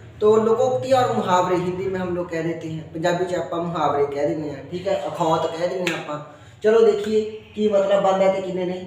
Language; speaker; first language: Hindi; non-native, local second language; Punjabi